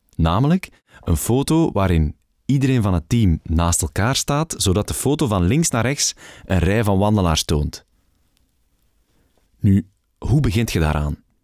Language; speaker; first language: Dutch; native; Dutch